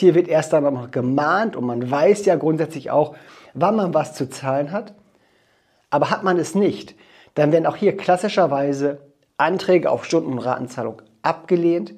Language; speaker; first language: German; native; German